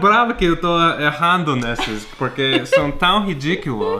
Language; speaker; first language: Portuguese; non-native, fluent; English